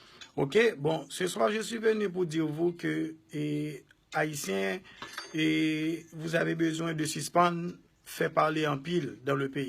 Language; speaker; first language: French; non-native, local second language; Haitian Creole